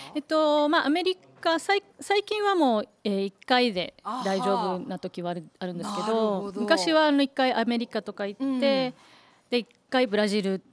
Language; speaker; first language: Japanese; early bilingual, heritage; Spanish